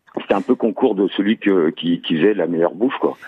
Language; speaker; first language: French; native; French